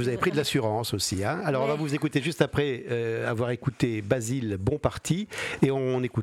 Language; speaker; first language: French; native; French